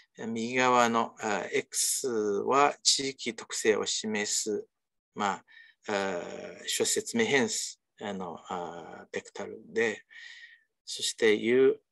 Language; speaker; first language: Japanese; non-native, fluent; Chinese